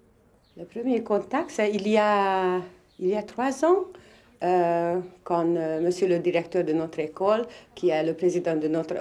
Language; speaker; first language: French; non-native, fluent; Hungarian